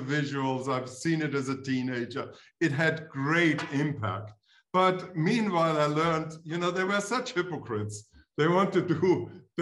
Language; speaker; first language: English; non-native, fluent; German